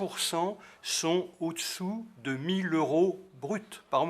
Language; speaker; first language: French; native; French